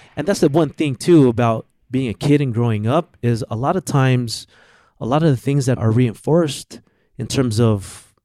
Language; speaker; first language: English; early bilingual, other home language; Filipino